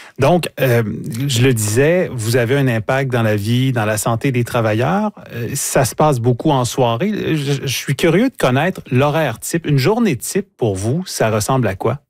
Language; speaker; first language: French; native; French